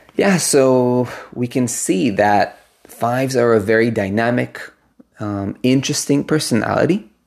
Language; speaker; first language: English; non-native, fluent; Hebrew